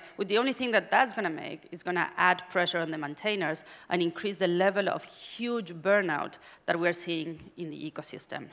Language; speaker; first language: English; non-native, fluent; Spanish